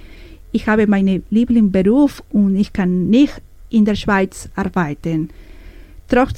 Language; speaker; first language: German; non-native, learner; Spanish